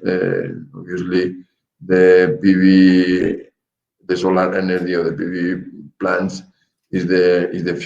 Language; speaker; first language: English; non-native, learner; Spanish